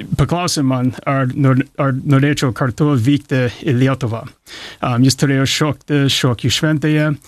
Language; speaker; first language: Lithuanian; early bilingual, heritage; English